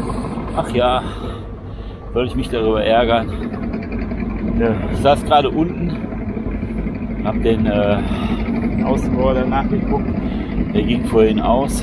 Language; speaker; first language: German; native; German